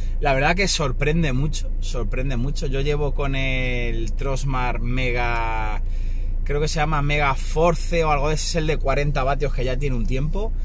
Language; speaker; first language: Spanish; native; Spanish